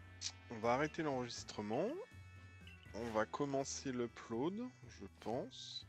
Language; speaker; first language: French; native; French